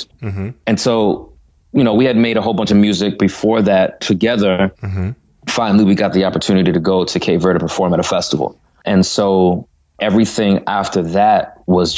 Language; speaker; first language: English; native; English